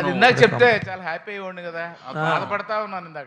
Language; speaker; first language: Telugu; native; Telugu